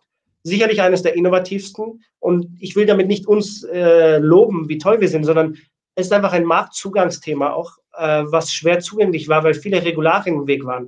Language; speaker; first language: German; native; German